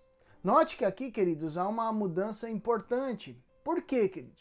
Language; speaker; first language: Portuguese; native; Portuguese